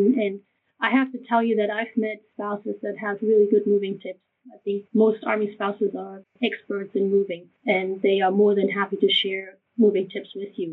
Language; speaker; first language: English; non-native, fluent; German